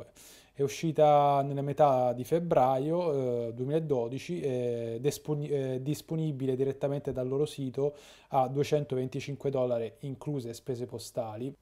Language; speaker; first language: Italian; native; Italian